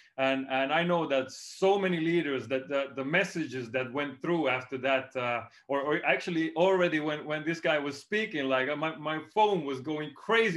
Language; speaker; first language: English; non-native, fluent; Estonian